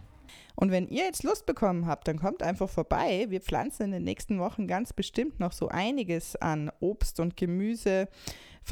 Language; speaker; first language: German; native; German